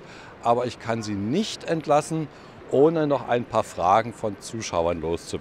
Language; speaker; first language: German; native; German